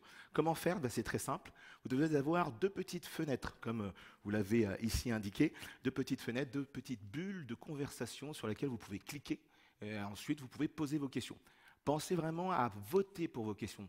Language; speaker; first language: French; native; French